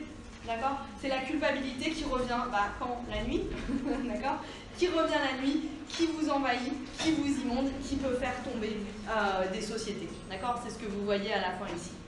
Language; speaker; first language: French; native; French